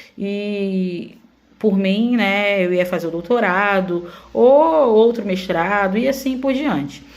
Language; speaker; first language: Portuguese; native; Portuguese